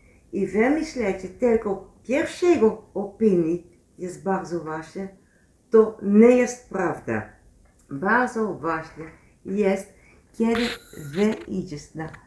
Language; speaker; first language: Polish; non-native, learner; Dutch